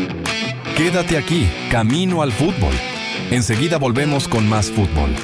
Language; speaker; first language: Spanish; native; Spanish